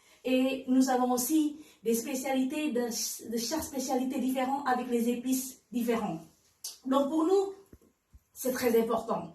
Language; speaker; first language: French; non-native, fluent; Indonesian